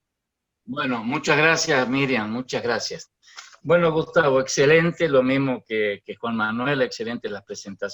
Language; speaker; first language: Spanish; native; Spanish